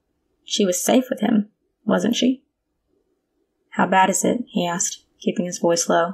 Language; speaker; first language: English; native; English